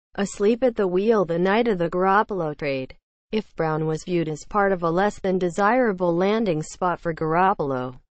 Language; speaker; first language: English; native; English